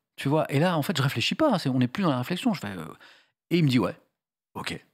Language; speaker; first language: French; native; French